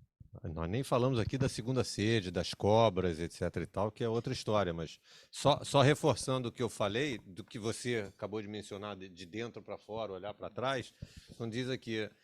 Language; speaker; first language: Portuguese; native; Portuguese